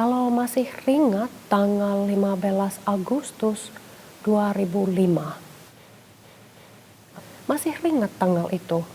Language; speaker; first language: Indonesian; non-native, fluent; Finnish